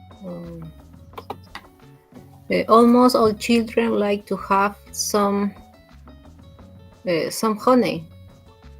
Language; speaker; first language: English; non-native, learner; Spanish